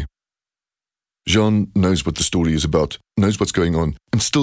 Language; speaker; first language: English; non-native, local second language; Dutch